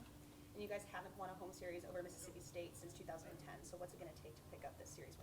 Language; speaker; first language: English; native; English